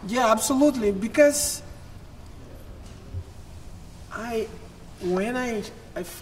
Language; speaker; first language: English; non-native, learner; Portuguese